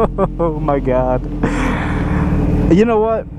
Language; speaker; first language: English; native; English